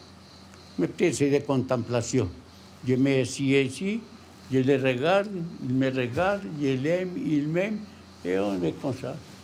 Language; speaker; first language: French; non-native, learner; Spanish